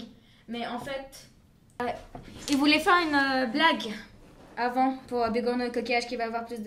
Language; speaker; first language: French; non-native, fluent; Bulgarian